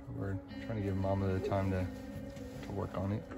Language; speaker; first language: English; native; English